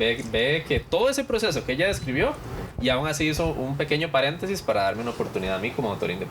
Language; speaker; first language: Spanish; native; Spanish